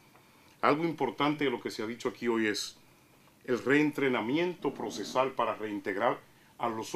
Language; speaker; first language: Spanish; native; Spanish